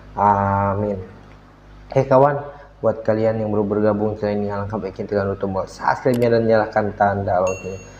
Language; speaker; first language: Indonesian; native; Indonesian